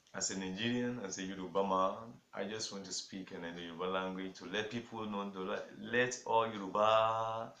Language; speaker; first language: English; non-native, local second language; Yoruba